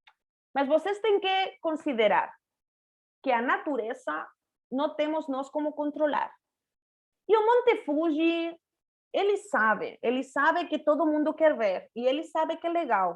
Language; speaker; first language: Portuguese; non-native, fluent; Spanish